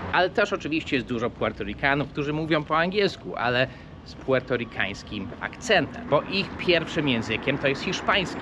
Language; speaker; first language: Polish; non-native, fluent; English